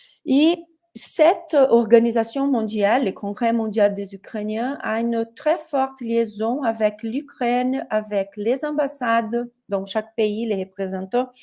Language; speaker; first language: French; non-native, fluent; Portuguese